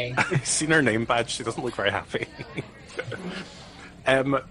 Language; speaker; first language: English; native; English